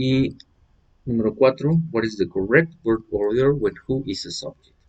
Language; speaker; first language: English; non-native, fluent; Spanish